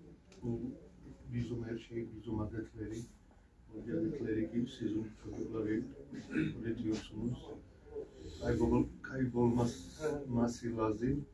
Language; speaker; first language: Turkish; non-native, learner; Georgian